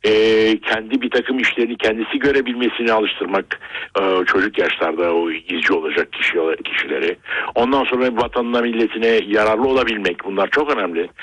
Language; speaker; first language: Turkish; native; Turkish